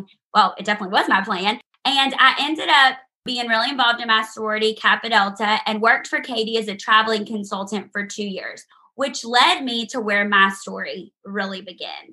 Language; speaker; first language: English; native; English